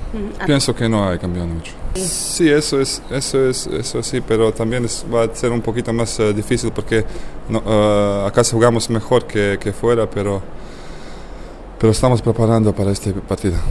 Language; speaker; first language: Spanish; non-native, learner; Bosnian